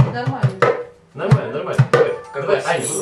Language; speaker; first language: Russian; native; Russian